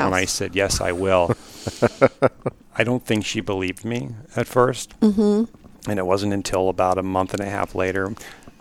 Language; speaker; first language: English; native; English